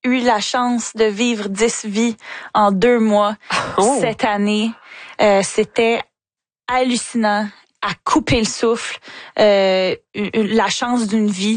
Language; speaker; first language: French; native; French